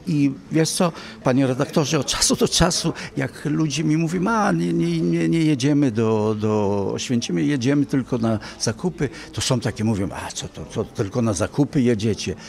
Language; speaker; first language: Polish; early bilingual, heritage; Polish